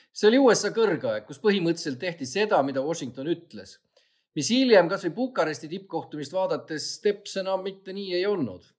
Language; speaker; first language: Estonian; native; Estonian